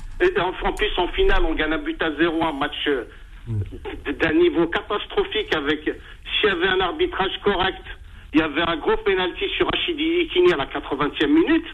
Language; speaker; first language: French; early bilingual, other home language; Arabic